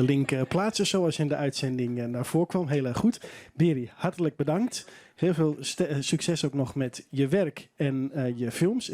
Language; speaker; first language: Dutch; non-native, local second language; Western Frisian